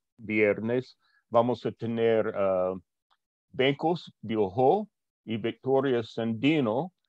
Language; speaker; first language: Spanish; non-native, fluent; English